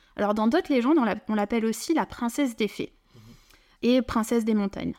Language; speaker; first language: French; native; French